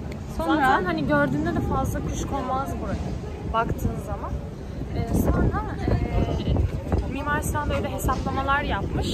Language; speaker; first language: Turkish; native; Turkish